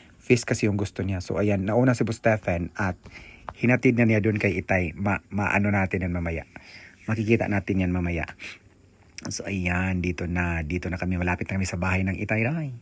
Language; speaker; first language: Filipino; non-native, local second language; Cebuano